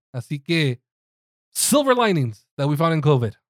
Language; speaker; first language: English; early bilingual, other home language; Spanish